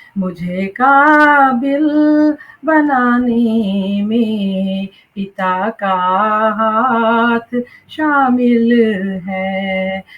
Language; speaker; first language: Hindi; native; Hindi